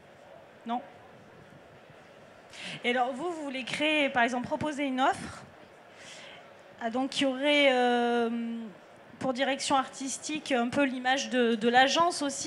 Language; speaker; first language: French; native; French